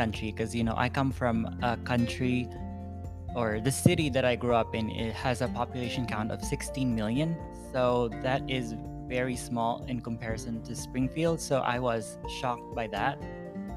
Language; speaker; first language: English; non-native, local second language; Filipino